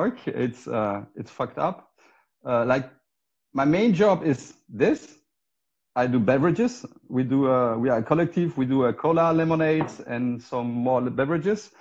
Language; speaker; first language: English; non-native, fluent; Spanish